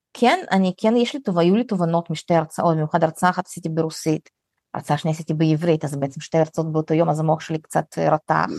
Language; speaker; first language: Hebrew; early bilingual, other home language; Russian